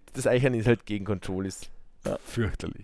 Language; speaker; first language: German; native; German